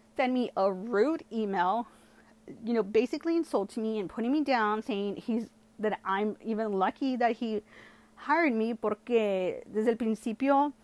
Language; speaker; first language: English; early bilingual, other home language; Spanish